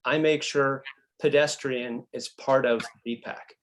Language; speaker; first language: English; native; English